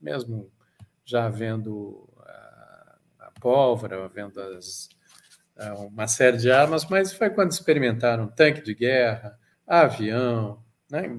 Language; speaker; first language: Portuguese; native; Portuguese